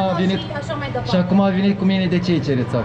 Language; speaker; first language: Romanian; native; Romanian